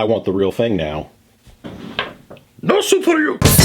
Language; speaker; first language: English; native; English